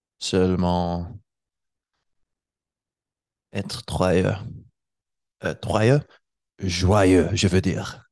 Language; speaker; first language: French; non-native, learner; English